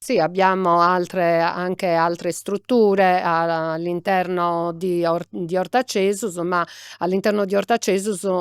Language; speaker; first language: Italian; native; Italian